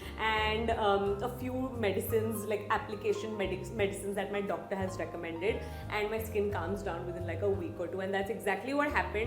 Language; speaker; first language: English; non-native, local second language; Hindi